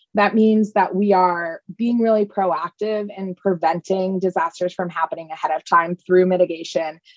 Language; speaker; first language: English; native; English